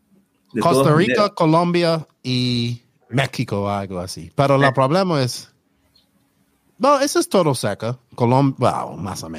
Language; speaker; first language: Spanish; non-native, learner; English